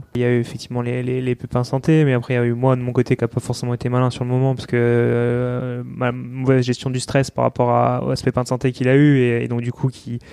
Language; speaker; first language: French; native; French